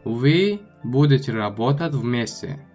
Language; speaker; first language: Russian; non-native, local second language; Tajik